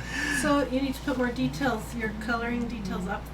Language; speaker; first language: English; native; English